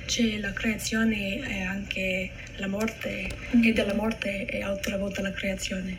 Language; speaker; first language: Italian; non-native, learner; English